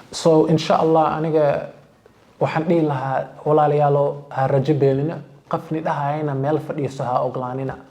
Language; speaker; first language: Somali; early bilingual, heritage; Somali